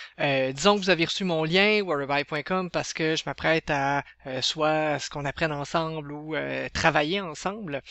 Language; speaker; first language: French; native; French